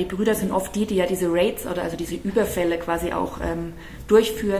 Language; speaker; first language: German; native; German